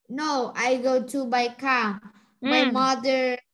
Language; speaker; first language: English; non-native, learner; Vietnamese